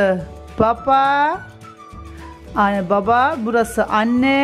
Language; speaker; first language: Turkish; early bilingual, heritage; Turkish